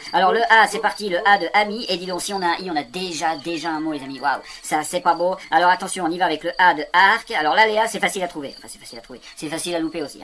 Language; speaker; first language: French; native; French